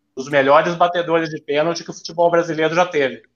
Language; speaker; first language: Portuguese; native; Portuguese